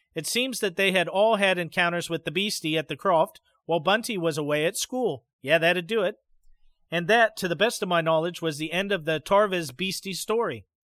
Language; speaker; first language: English; native; English